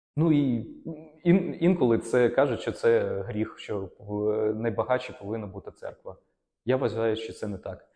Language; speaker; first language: Ukrainian; non-native, local second language; Russian